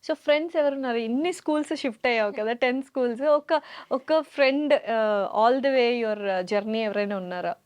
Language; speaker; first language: Telugu; native; Telugu